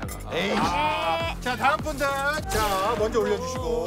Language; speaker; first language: Korean; native; Korean